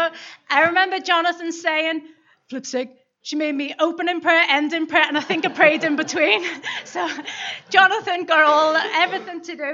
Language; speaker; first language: English; native; English